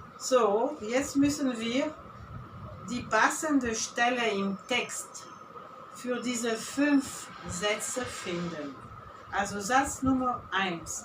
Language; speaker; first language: German; non-native, fluent; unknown